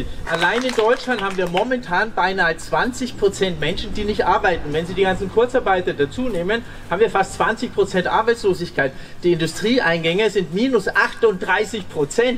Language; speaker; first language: German; native; German